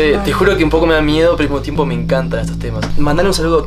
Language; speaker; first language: Spanish; native; Spanish